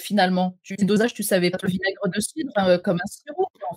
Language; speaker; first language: French; native; French